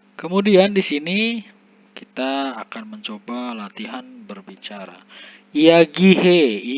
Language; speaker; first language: Indonesian; native; Indonesian